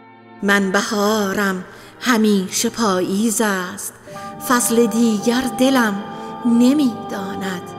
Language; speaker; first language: Persian; native; Persian